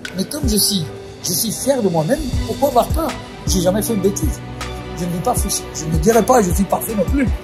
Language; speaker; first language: French; non-native, fluent; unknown